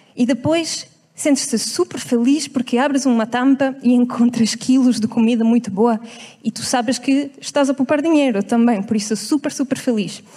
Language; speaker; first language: Portuguese; non-native, fluent; Italian